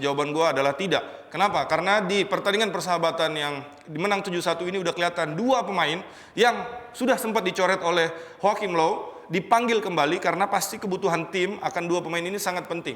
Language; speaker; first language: Indonesian; native; Indonesian